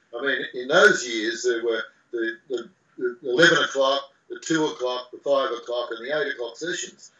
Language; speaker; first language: English; native; English